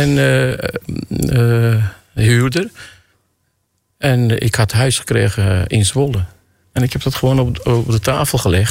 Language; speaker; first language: Dutch; non-native, fluent; Armenian